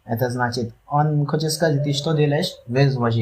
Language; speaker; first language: Russian; non-native, learner; Hindi